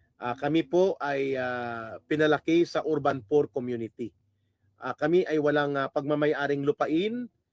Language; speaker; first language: Filipino; non-native, local second language; Hiligaynon